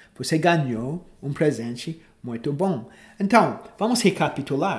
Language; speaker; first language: Portuguese; non-native, fluent; English